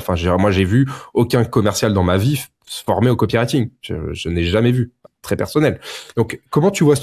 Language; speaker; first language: French; native; French